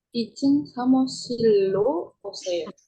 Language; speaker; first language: Korean; non-native, learner; Indonesian